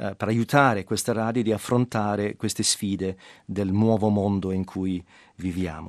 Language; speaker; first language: Italian; non-native, fluent; English